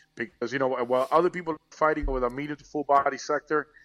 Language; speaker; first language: English; early bilingual, other home language; Spanish